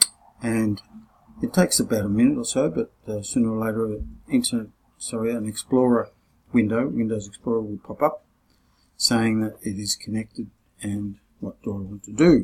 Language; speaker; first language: English; native; English